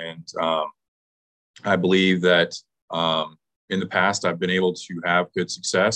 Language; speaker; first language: English; native; English